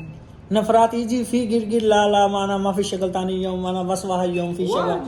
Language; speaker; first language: Arabic; non-native, learner; Urdu